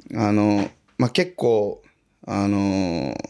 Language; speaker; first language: Japanese; early bilingual, other home language; Portuguese